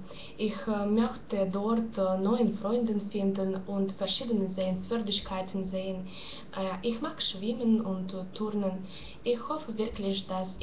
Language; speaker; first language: German; non-native, learner; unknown